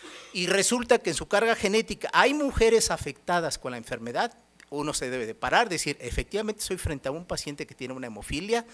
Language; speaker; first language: Spanish; native; Spanish